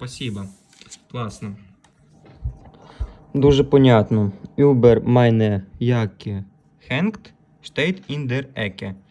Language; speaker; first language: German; non-native, learner; Ukrainian